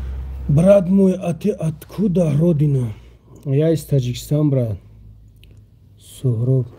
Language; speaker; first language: Russian; non-native, learner; Tajik